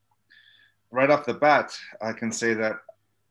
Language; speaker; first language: English; native; English